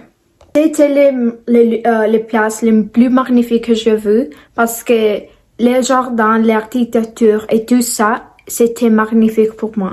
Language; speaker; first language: French; non-native, learner; Spanish